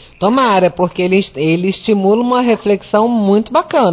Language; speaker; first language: Portuguese; native; Portuguese